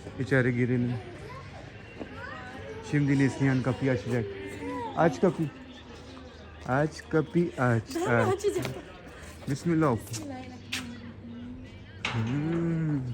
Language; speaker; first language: Turkish; non-native, learner; Urdu